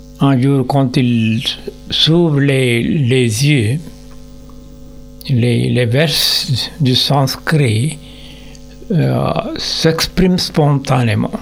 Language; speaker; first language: French; non-native, learner; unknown